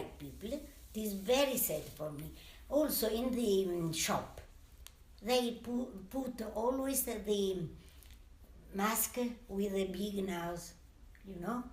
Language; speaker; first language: English; non-native, learner; Italian